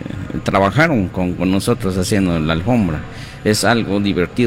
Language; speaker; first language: Spanish; non-native, local second language; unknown